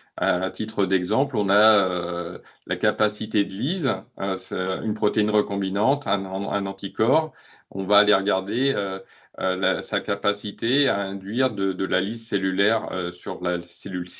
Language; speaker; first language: French; native; French